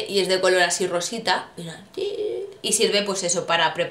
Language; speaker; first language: Spanish; native; Spanish